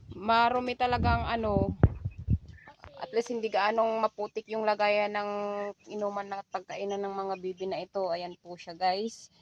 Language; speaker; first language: Filipino; non-native, local second language; Cebuano